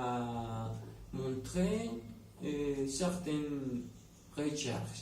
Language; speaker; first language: French; non-native, learner; Spanish